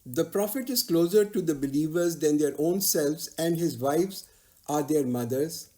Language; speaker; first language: English; non-native, local second language; Urdu